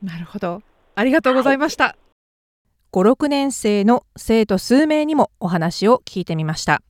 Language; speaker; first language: Japanese; native; Japanese